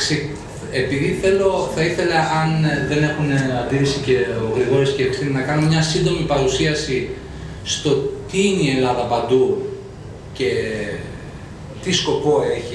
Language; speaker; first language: Greek; native; Greek